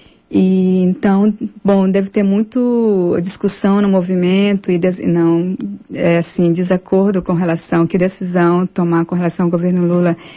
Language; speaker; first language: Portuguese; native; Portuguese